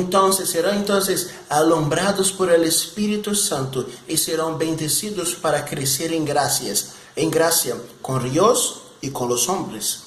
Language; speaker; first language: Spanish; non-native, fluent; Portuguese